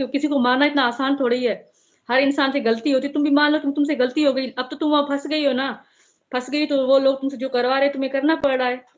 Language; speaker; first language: Urdu; non-native, local second language; Sindhi